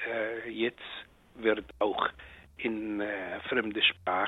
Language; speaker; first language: German; non-native, fluent; Arabic